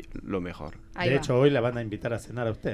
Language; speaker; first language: Spanish; native; Spanish